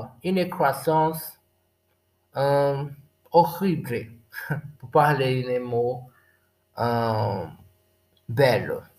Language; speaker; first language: French; non-native, learner; Portuguese